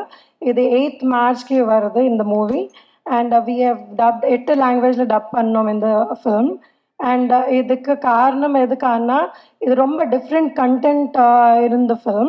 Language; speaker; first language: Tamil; non-native, learner; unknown